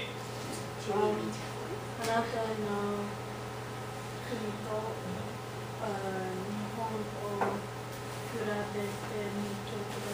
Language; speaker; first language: Japanese; non-native, learner; English